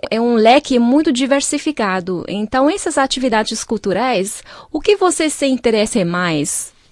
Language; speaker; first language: Portuguese; non-native, fluent; Chinese